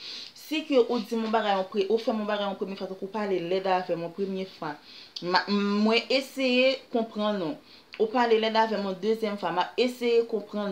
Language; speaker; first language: French; non-native, learner; Haitian Creole